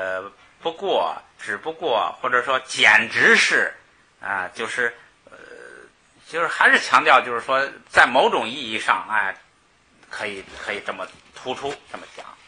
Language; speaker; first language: Chinese; native; Chinese